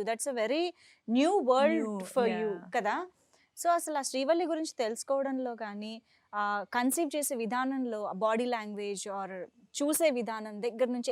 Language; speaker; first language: Telugu; native; Telugu